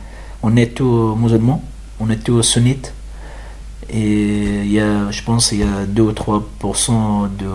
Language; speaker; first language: French; non-native, learner; Arabic